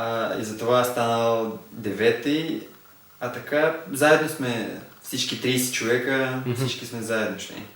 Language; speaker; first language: Bulgarian; non-native, learner; Russian